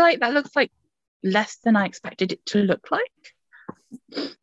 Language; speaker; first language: English; native; English